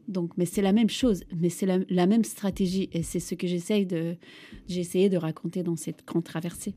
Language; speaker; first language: French; non-native, fluent; Turkish